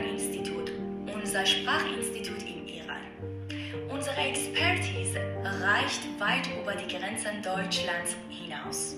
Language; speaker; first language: German; non-native, fluent; Persian